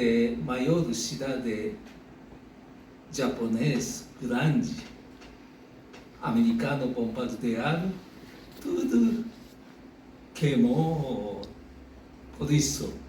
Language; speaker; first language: Portuguese; non-native, learner; Japanese